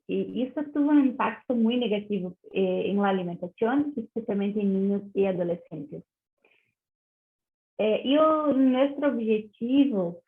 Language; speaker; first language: Spanish; non-native, learner; Portuguese